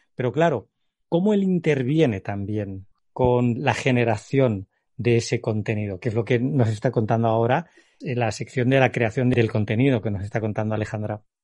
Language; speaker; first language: Spanish; native; Spanish